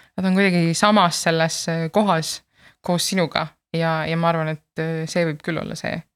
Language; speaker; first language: Estonian; native; Estonian